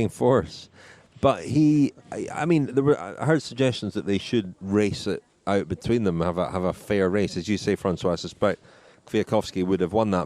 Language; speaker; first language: English; native; English